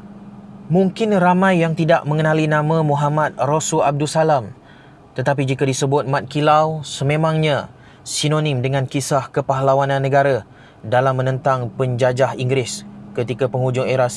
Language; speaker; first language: Malay; native; Malay